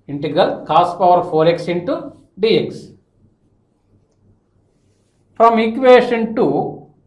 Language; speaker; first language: English; non-native, local second language; Telugu